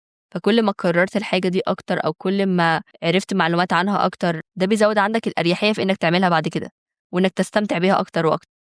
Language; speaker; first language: Arabic; native; Arabic